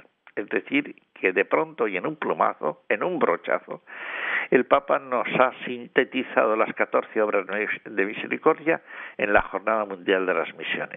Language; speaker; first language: Spanish; native; Spanish